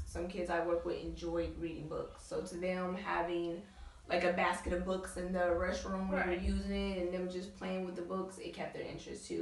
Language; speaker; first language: English; native; English